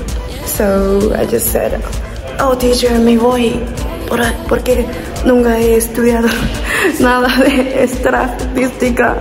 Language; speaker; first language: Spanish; non-native, learner; Chinese